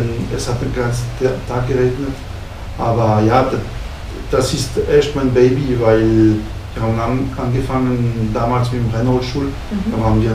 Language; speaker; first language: German; non-native, fluent; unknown